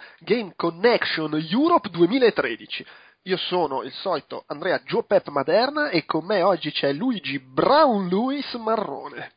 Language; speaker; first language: Italian; native; Italian